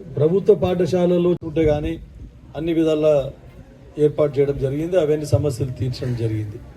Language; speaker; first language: Telugu; native; Telugu